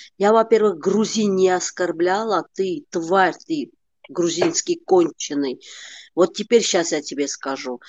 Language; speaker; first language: Russian; non-native, fluent; Armenian